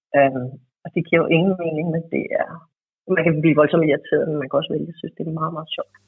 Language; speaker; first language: Danish; native; Danish